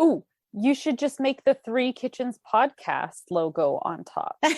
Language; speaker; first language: English; native; English